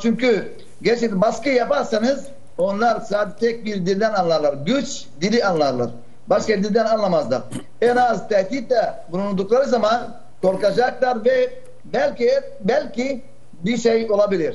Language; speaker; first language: Turkish; non-native, fluent; Arabic